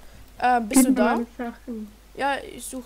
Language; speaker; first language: German; native; German